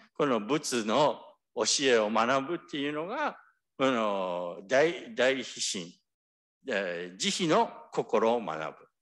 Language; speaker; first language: Japanese; early bilingual, heritage; Japanese